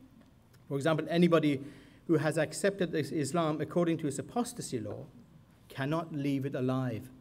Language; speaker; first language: English; non-native, fluent; Persian